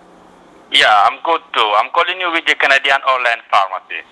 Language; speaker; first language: English; non-native, fluent; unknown